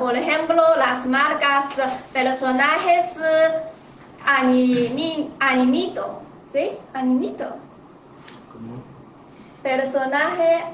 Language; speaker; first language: Spanish; non-native, learner; Chinese